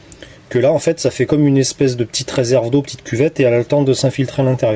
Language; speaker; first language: French; native; French